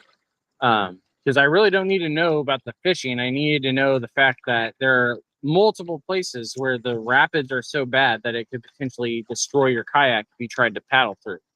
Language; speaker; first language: English; native; English